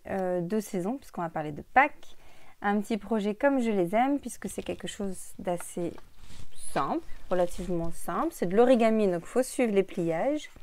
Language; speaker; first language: French; native; French